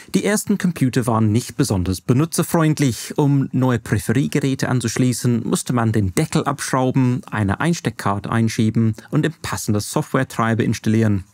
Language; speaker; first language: German; non-native, fluent; English